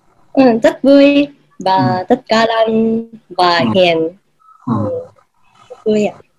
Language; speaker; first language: Vietnamese; non-native, learner; Japanese